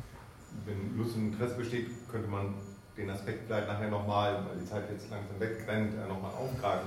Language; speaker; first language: German; native; German